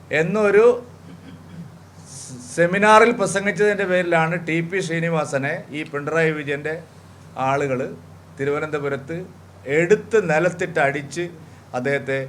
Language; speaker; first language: Malayalam; native; Malayalam